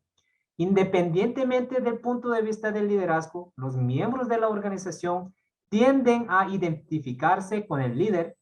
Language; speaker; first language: Spanish; non-native, fluent; Korean